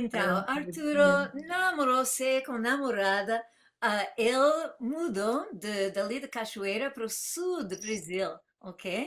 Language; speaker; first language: Portuguese; non-native, fluent; English